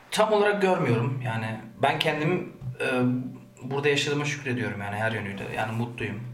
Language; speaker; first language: Turkish; early bilingual, heritage; Turkish